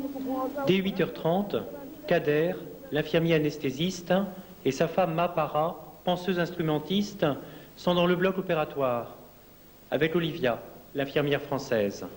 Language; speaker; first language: French; native; French